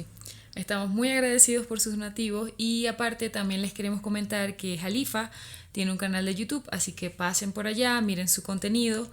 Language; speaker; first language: Spanish; native; Spanish